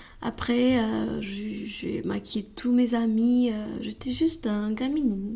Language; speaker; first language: French; non-native, learner; Romanian